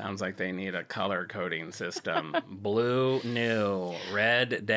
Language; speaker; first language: English; native; English